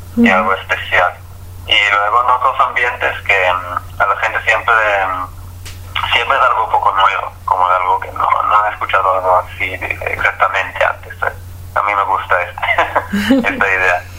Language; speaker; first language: Spanish; non-native, fluent; Hebrew